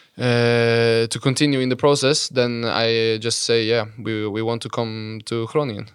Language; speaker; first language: English; non-native, fluent; Norwegian